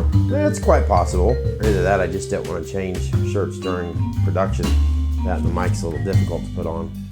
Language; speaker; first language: English; native; English